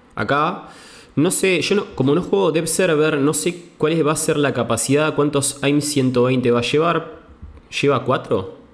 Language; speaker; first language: Spanish; native; Spanish